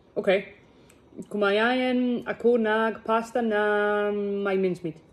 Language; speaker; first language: Filipino; non-native, learner; English